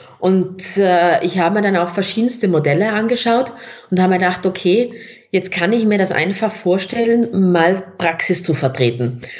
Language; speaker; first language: German; native; German